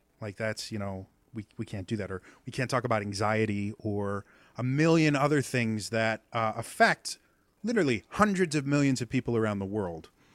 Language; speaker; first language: English; native; English